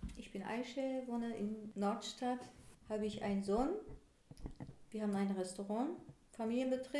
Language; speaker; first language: German; non-native, fluent; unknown